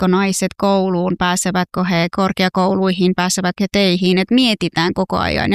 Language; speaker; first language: Finnish; non-native, fluent; Persian